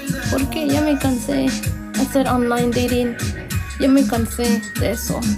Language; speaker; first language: Spanish; early bilingual, heritage; Spanish